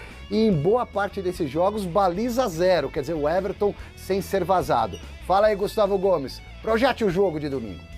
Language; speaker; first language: Portuguese; native; Portuguese